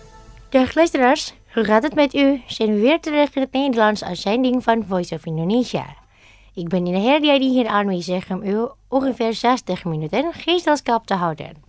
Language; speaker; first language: Dutch; non-native, learner; Indonesian